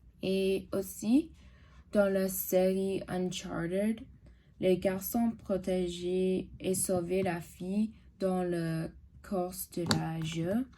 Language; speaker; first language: French; non-native, learner; English